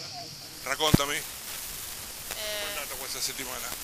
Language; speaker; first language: Italian; native; Italian